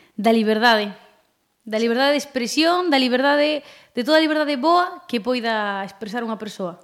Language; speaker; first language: Galician; native; Galician